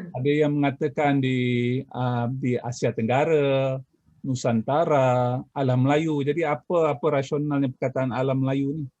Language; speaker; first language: Malay; native; Malay